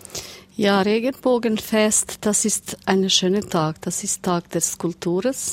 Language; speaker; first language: German; non-native, learner; Serbian